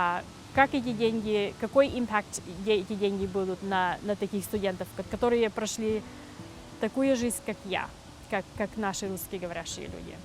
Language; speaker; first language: Russian; early bilingual, heritage; Russian